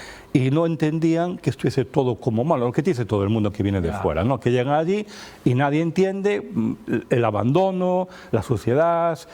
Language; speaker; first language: Spanish; native; Spanish